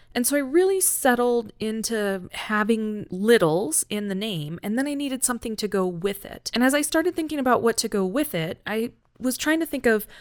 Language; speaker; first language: English; native; English